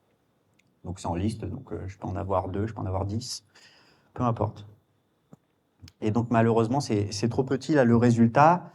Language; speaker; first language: French; native; French